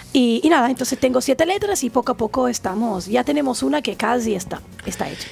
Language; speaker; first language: Spanish; non-native, fluent; Italian